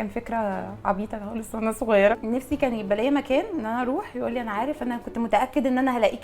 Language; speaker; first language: Arabic; native; Arabic